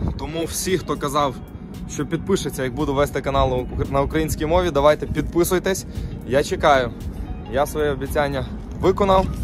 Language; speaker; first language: Ukrainian; non-native, local second language; Russian